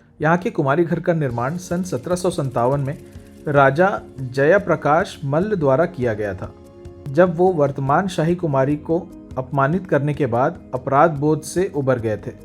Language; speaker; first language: Hindi; native; Hindi